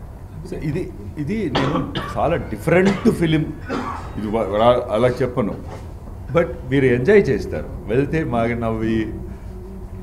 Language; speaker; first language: Telugu; non-native, learner; Tamil